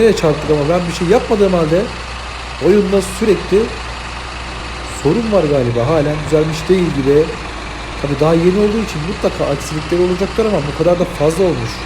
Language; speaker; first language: Turkish; native; Turkish